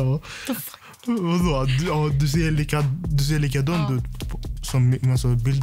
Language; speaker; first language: Swedish; non-native, fluent; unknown